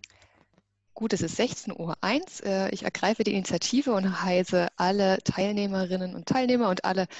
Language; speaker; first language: German; native; German